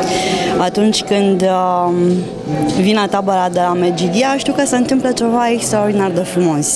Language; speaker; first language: Romanian; native; Romanian